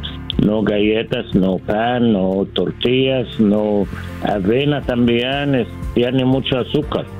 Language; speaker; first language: Spanish; non-native, learner; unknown